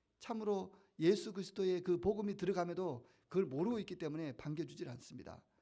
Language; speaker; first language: Korean; native; Korean